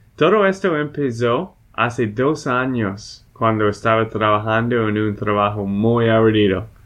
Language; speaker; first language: Spanish; non-native, fluent; English